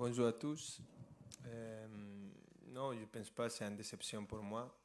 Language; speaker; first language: French; non-native, fluent; Spanish